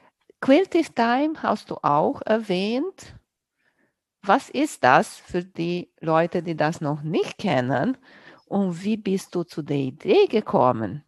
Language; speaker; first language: German; non-native, fluent; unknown